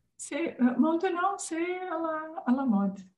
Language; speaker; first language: French; non-native, learner; Portuguese